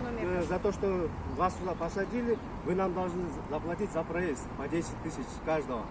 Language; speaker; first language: Russian; non-native, local second language; Kyrgyz